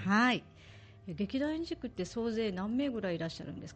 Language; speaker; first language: Japanese; native; Japanese